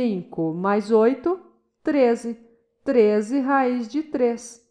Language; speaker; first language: Portuguese; native; Portuguese